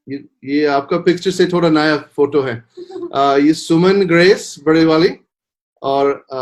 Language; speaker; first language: Hindi; non-native, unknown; English